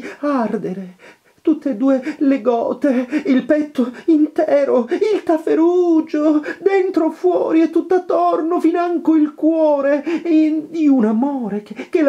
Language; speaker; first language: Italian; native; Italian